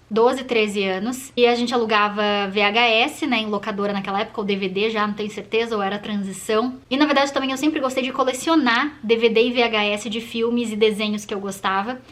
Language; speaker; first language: Portuguese; native; Portuguese